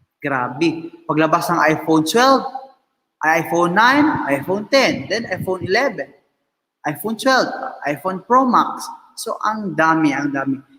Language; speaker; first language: Filipino; non-native, local second language; Hiligaynon